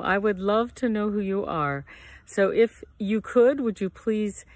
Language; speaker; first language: English; native; English